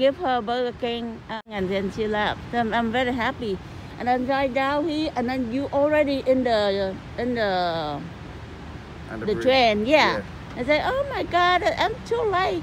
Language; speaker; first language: English; non-native, learner; Vietnamese